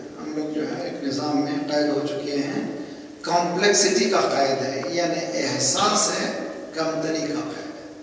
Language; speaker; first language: Urdu; native; Urdu